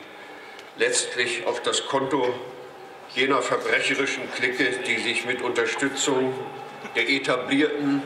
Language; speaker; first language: German; native; German